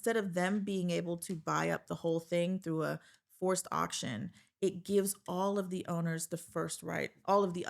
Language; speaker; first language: English; native; English